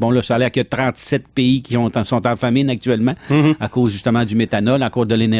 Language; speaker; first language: French; native; French